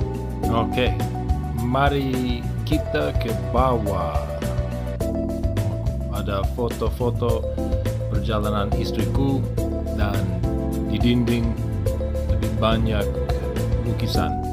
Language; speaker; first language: Indonesian; non-native, learner; English